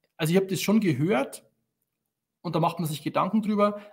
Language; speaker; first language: German; native; German